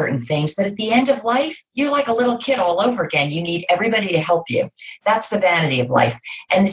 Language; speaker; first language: English; native; English